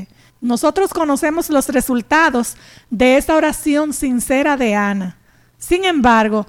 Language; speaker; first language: Spanish; native; Spanish